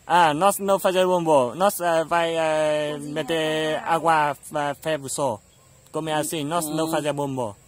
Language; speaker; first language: Portuguese; non-native, learner; Vietnamese